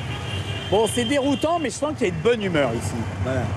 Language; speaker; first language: French; native; French